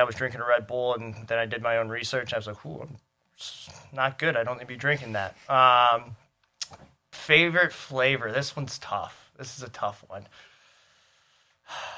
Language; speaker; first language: English; native; English